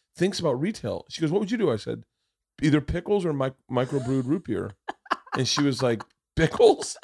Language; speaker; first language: English; native; English